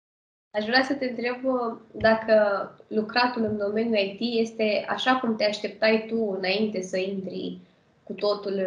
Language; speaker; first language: Romanian; native; Romanian